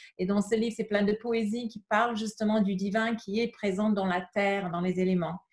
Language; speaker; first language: French; non-native, fluent; English